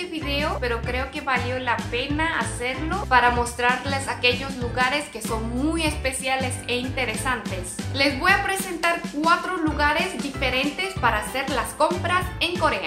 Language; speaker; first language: Spanish; non-native, fluent; Korean